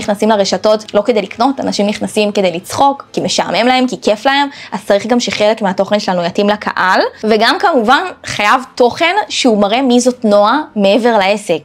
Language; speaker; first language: Hebrew; native; Hebrew